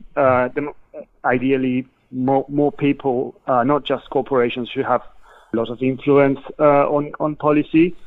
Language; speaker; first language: English; non-native, fluent; Spanish